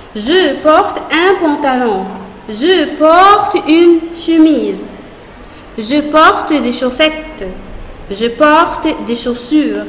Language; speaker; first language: French; non-native, fluent; Arabic